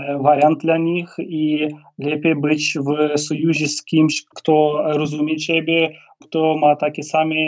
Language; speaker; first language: Polish; non-native, fluent; Ukrainian